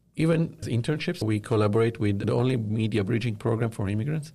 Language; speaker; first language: English; non-native, fluent; Arabic